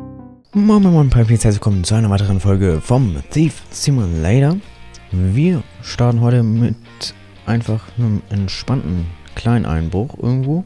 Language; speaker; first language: German; native; German